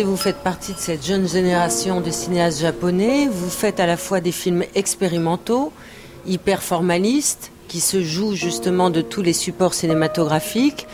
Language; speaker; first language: French; native; French